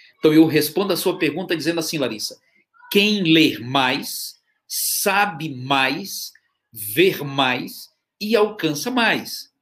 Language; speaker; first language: Portuguese; native; Portuguese